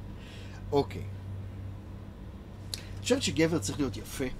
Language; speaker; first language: Hebrew; native; Hebrew